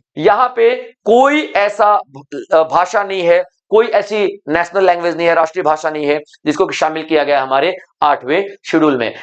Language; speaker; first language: Hindi; native; Hindi